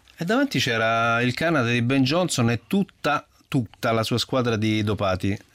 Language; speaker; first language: Italian; native; Italian